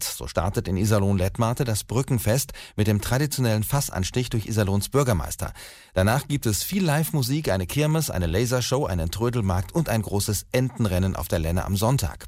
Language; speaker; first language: German; native; German